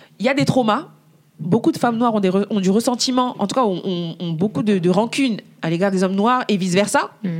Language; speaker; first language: French; early bilingual, other home language; Bambara